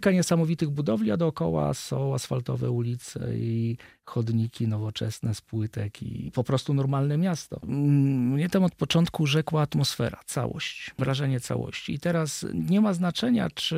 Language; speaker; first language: Polish; native; Polish